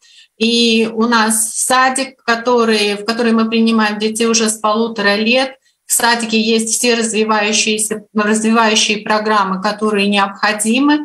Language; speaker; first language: Russian; native; Russian